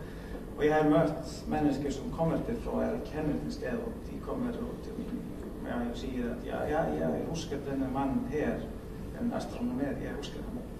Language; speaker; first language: Swedish; non-native, learner; Icelandic